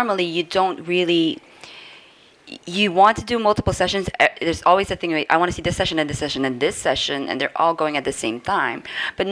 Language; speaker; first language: English; non-native, fluent; Dutch